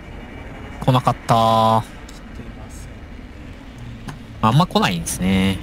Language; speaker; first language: Japanese; native; Japanese